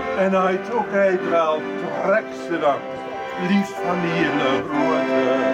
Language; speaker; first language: Dutch; native; Dutch